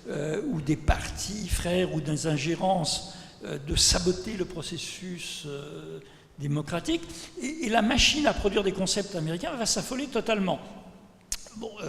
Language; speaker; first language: French; native; French